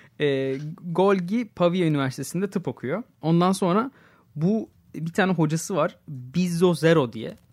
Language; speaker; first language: Turkish; native; Turkish